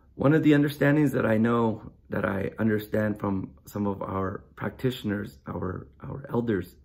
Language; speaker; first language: English; native; English